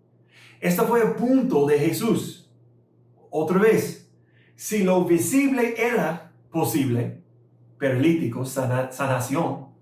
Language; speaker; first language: Spanish; non-native, fluent; English